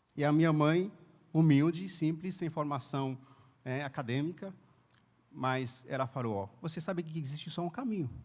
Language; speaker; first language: Portuguese; non-native, fluent; Haitian Creole